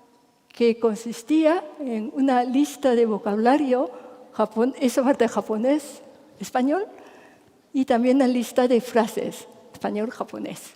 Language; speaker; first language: Spanish; non-native, fluent; Japanese